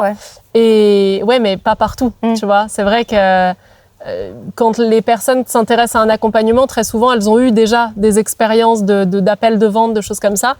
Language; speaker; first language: French; native; French